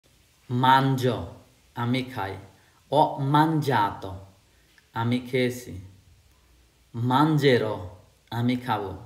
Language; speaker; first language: Italian; non-native, fluent; Bangla